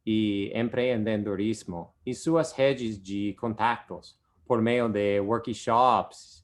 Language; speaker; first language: Portuguese; non-native, fluent; English